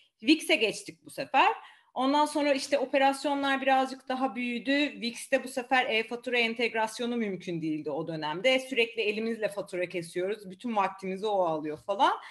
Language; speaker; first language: Turkish; native; Turkish